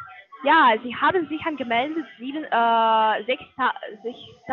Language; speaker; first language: German; non-native, learner; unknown